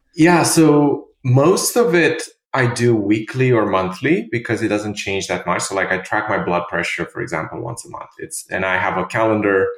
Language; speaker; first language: English; non-native, fluent; Romanian